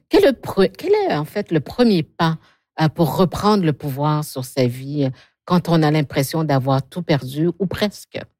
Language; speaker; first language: French; native; French